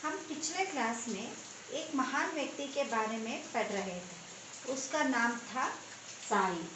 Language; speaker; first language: Hindi; non-native, local second language; Kannada